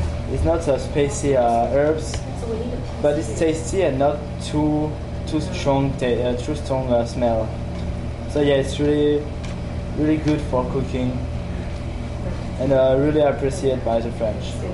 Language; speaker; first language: English; non-native, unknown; French